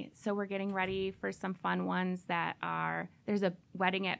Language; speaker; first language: English; native; English